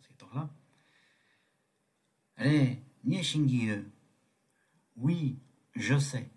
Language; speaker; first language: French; non-native, fluent; Tibetan